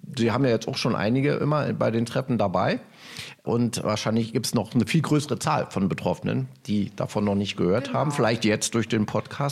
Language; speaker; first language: German; native; German